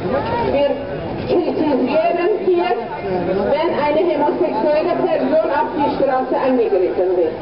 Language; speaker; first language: German; non-native, fluent; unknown